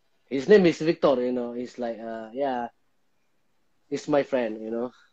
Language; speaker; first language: English; non-native, local second language; Malay